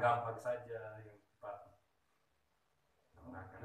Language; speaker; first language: Indonesian; early bilingual, heritage; Dutch